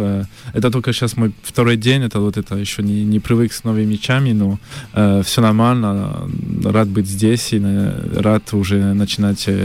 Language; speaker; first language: Russian; early bilingual, heritage; French